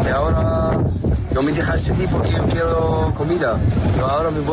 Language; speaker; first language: Spanish; non-native, learner; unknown